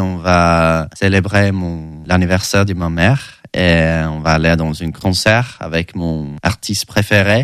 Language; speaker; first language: French; non-native, learner; Swedish